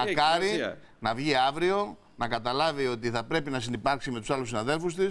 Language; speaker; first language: Greek; native; Greek